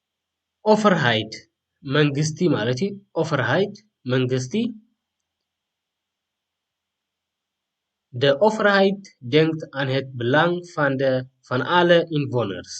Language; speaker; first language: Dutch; non-native, fluent; Tigrinya